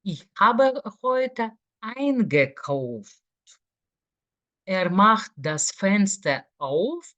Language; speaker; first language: German; non-native, fluent; Lithuanian